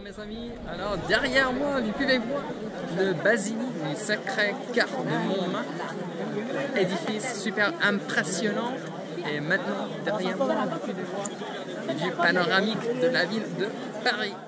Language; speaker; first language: French; non-native, fluent; English